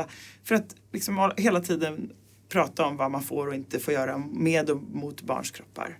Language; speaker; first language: Swedish; native; Swedish